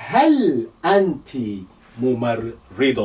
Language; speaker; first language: Arabic; non-native, fluent; English